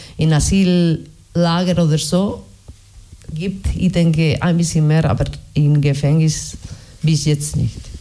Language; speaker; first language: German; non-native, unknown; Basque